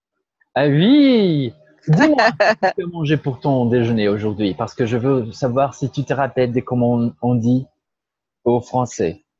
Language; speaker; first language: French; non-native, fluent; Portuguese